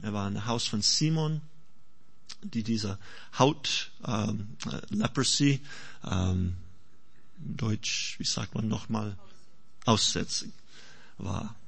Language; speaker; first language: German; non-native, fluent; English